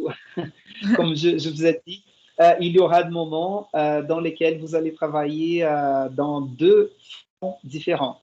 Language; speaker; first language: French; non-native, fluent; Portuguese